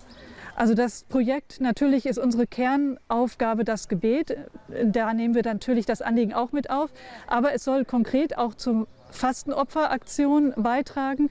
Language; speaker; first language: German; native; German